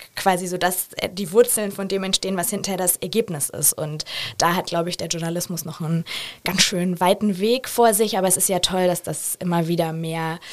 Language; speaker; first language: German; native; German